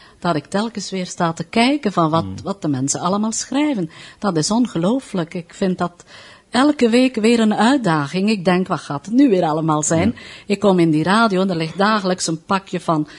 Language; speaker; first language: Dutch; native; Dutch